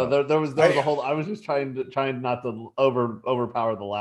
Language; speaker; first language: English; native; English